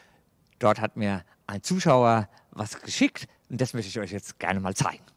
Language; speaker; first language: German; native; German